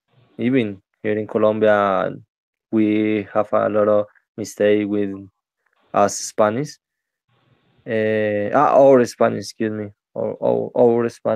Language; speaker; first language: English; non-native, learner; Spanish